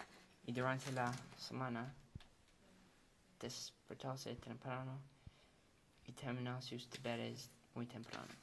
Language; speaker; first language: Spanish; non-native, learner; English